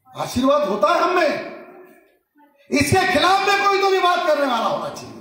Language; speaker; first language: Hindi; non-native, local second language; Marathi